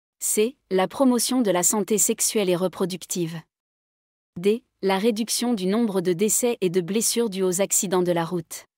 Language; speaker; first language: French; non-native, local second language; Arabic